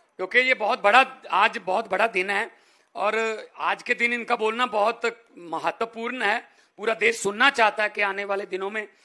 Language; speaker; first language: Hindi; non-native, local second language; Punjabi